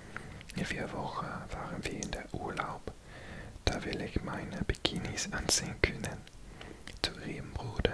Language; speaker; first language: German; non-native, learner; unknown